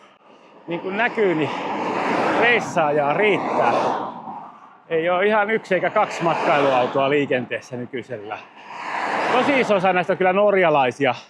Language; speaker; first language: Finnish; native; Finnish